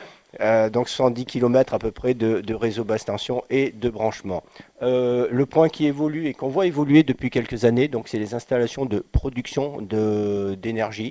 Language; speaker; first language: French; native; French